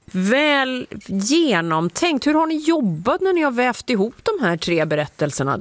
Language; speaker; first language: Swedish; native; Swedish